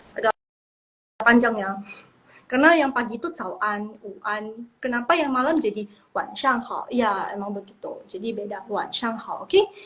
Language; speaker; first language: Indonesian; non-native, local second language; Min Nan Chinese